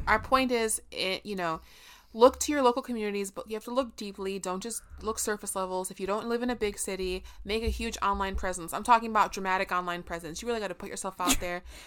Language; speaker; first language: English; early bilingual, other home language; Spanish